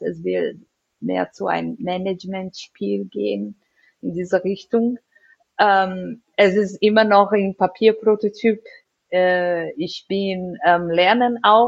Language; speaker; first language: German; non-native, fluent; Portuguese